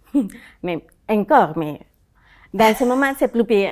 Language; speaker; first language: French; non-native, learner; Spanish